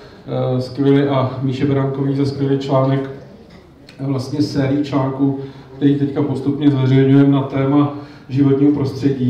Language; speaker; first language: Czech; native; Czech